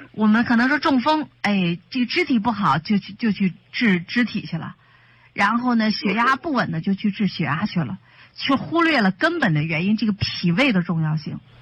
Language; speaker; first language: Chinese; native; Chinese